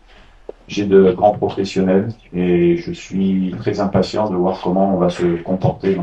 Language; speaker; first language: French; non-native, fluent; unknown